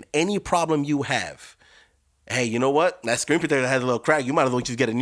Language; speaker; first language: English; native; English